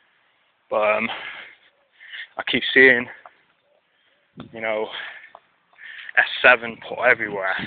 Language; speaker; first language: English; native; English